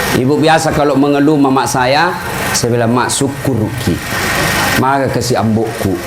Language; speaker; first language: Indonesian; non-native, local second language; Buginese